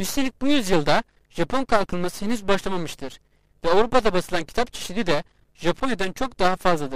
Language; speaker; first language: Turkish; native; Turkish